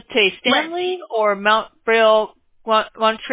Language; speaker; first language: Spanish; non-native, learner; English